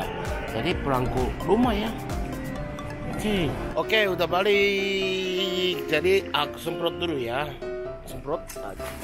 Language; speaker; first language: Indonesian; non-native, fluent; Japanese